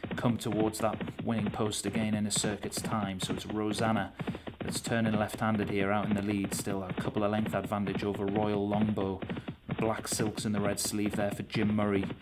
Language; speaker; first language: English; native; English